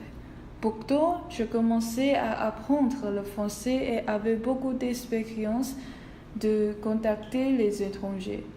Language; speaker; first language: French; non-native, learner; Chinese